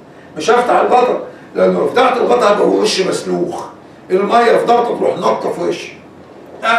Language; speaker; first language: Arabic; native; Arabic